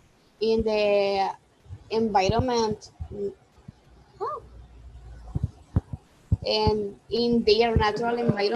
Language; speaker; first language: English; non-native, learner; Spanish